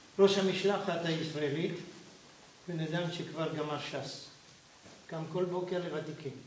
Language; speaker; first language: Hebrew; non-native, fluent; French